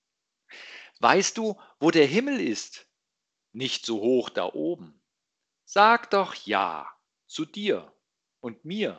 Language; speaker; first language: German; native; German